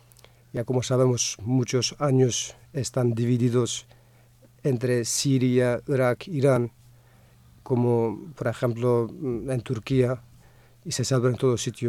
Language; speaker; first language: Spanish; non-native, fluent; Kurdish